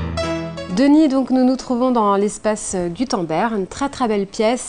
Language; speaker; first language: French; native; French